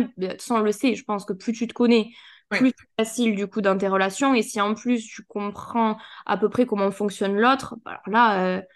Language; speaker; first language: French; native; French